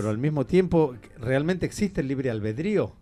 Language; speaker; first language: Spanish; native; Spanish